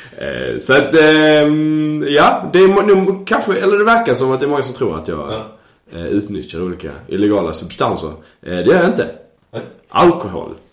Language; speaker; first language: Swedish; native; Swedish